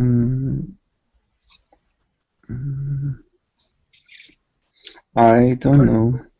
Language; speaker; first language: English; non-native, learner; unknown